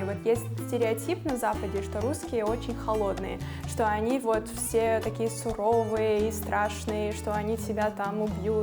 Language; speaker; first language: Russian; non-native, fluent; English